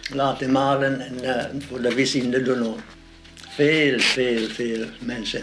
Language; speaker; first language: Dutch; non-native, learner; Hungarian